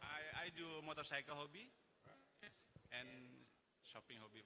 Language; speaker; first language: English; non-native, learner; Indonesian